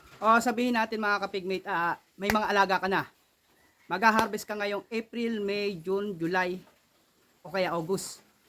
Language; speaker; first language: Filipino; non-native, local second language; Cebuano